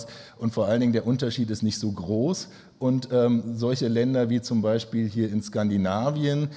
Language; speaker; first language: German; native; German